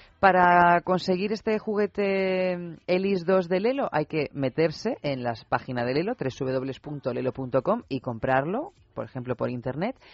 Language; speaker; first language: Spanish; native; Spanish